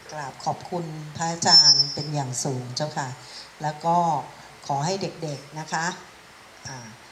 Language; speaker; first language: Thai; native; Thai